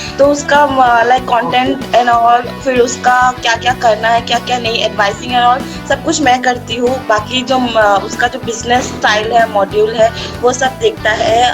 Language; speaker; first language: Hindi; non-native, local second language; Assamese